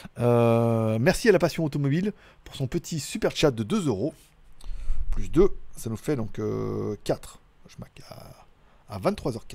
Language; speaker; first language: French; native; French